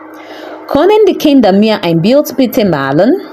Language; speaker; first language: German; non-native, learner; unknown